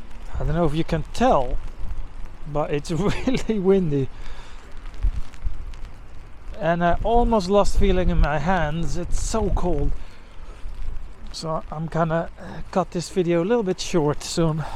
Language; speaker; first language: English; non-native, fluent; Dutch